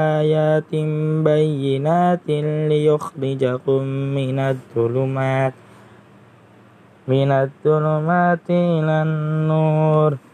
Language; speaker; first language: Arabic; non-native, learner; Indonesian